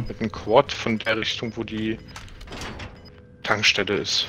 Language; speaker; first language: German; native; German